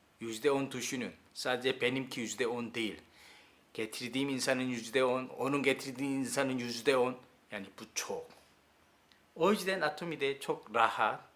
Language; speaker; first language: Turkish; non-native, learner; Korean